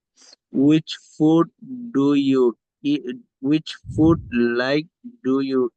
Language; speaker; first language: English; non-native, learner; Bangla